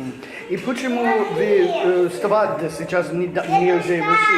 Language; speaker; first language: Russian; non-native, learner; English